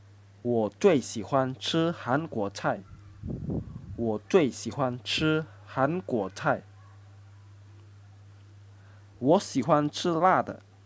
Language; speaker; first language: Chinese; non-native, fluent; Indonesian